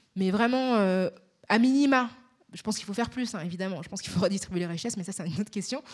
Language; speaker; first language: French; native; French